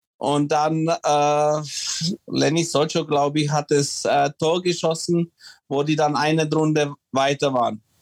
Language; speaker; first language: German; early bilingual, other home language; Czech